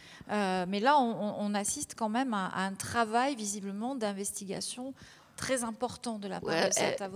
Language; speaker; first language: French; native; French